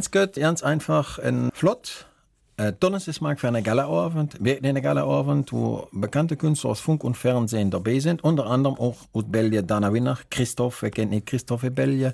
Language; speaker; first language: German; native; German